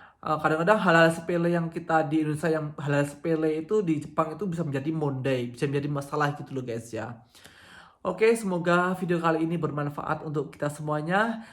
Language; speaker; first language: Indonesian; native; Indonesian